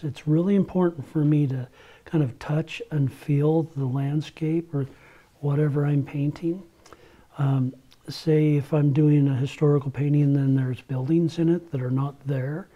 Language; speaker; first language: English; native; English